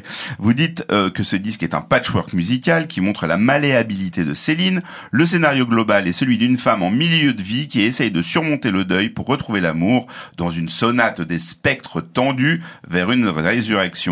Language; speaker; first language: French; native; French